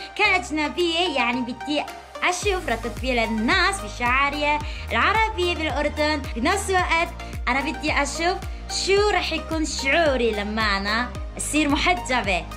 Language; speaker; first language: Arabic; non-native, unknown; Korean